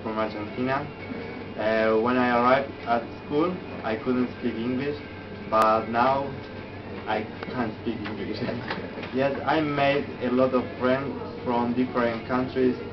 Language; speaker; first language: English; non-native, learner; Spanish